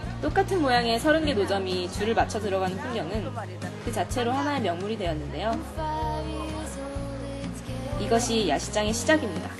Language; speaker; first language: Korean; native; Korean